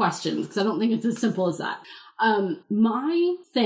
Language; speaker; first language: English; native; English